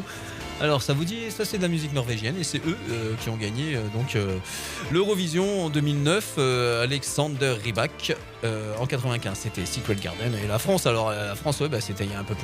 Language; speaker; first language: French; native; French